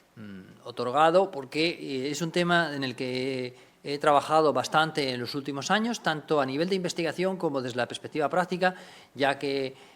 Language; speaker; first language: Spanish; native; Spanish